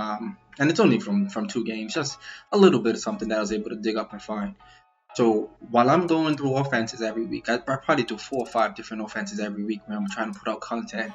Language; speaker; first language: English; native; English